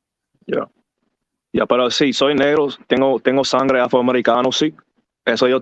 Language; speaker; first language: Spanish; early bilingual, heritage; English